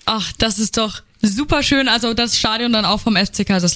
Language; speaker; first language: German; native; German